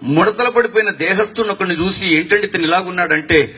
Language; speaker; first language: Telugu; non-native, local second language; Tamil